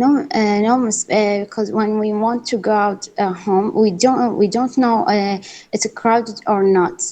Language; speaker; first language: English; non-native, learner; Arabic